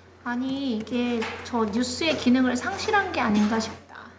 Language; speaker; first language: Korean; native; Korean